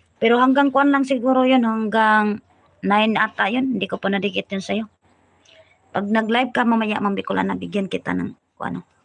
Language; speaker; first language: Filipino; non-native, local second language; Cebuano